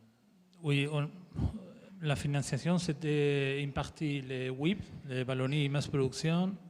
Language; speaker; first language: French; non-native, fluent; Spanish